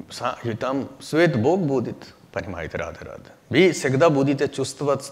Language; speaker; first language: Russian; non-native, learner; Hindi